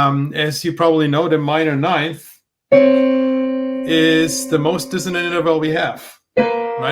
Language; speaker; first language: English; non-native, fluent; German